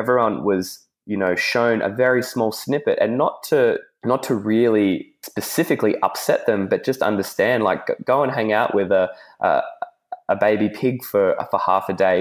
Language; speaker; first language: English; native; English